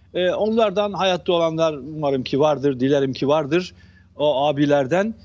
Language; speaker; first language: Turkish; native; Turkish